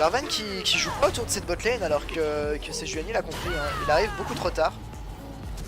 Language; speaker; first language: French; native; French